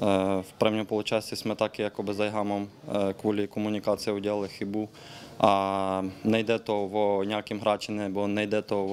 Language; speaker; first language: Czech; non-native, fluent; Ukrainian